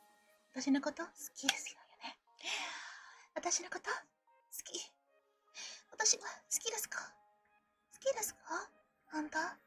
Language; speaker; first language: Japanese; non-native, learner; English